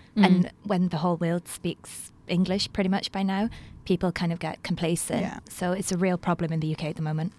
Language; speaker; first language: English; non-native, local second language; Welsh